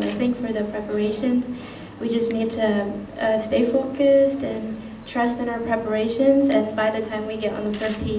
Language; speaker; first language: English; non-native, fluent; Indonesian